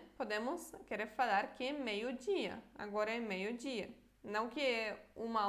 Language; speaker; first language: Portuguese; non-native, fluent; Polish